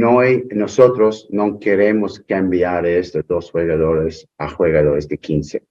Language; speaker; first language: Spanish; non-native, learner; English